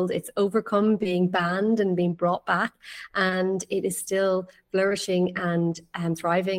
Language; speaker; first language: English; native; English